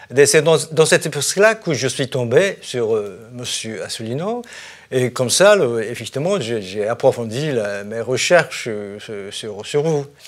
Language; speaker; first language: French; non-native, fluent; Japanese